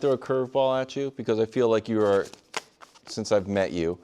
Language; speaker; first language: English; native; English